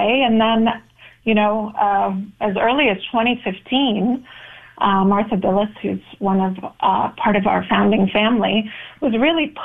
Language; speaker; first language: English; native; English